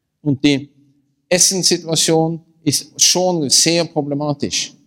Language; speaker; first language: German; non-native, learner; Norwegian